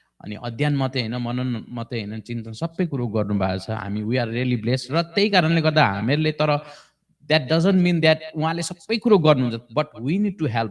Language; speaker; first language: Nepali; native; Nepali